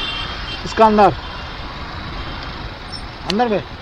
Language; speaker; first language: Hindi; non-native, local second language; Bangla